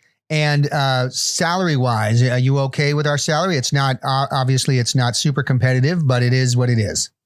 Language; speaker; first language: English; native; English